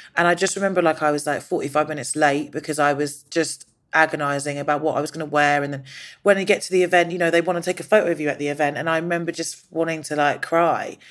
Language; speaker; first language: English; native; English